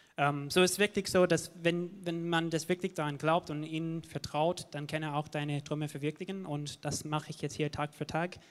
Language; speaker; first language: German; non-native, fluent; English